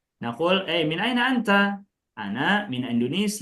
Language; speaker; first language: Arabic; non-native, fluent; Indonesian